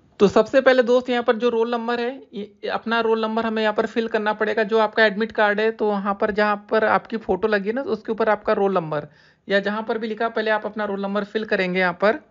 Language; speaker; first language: Hindi; native; Hindi